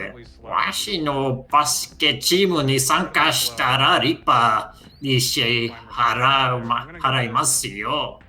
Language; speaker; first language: Japanese; non-native, learner; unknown